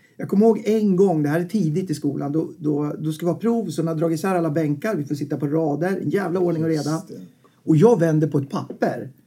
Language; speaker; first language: Swedish; native; Swedish